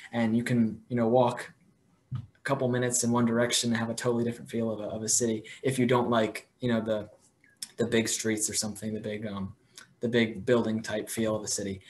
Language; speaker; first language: English; native; English